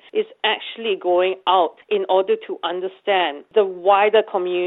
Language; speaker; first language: English; native; English